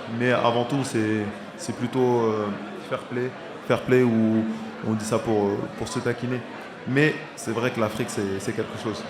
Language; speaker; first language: French; early bilingual, other home language; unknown